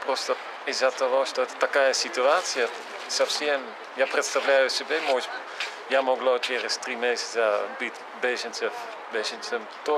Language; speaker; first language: Russian; non-native, fluent; Dutch